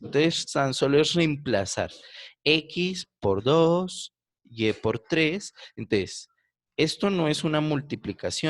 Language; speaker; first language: Spanish; native; Spanish